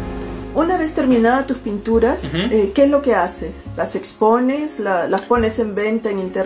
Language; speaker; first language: Spanish; native; Spanish